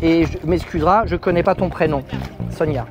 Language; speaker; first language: French; native; French